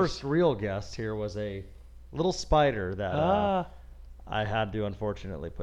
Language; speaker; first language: English; native; English